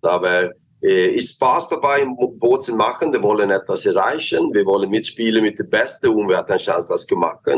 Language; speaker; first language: German; non-native, learner; Swedish